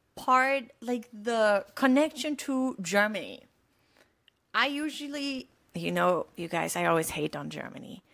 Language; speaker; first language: English; non-native, fluent; German